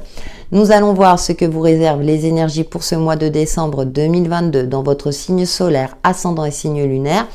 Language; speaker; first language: French; native; French